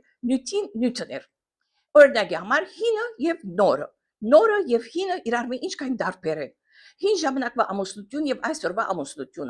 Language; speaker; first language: Armenian; early bilingual, heritage; Armenian